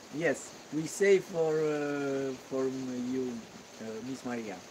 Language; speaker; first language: English; non-native, learner; Romanian